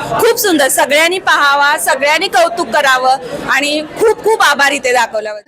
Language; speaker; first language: Marathi; native; Marathi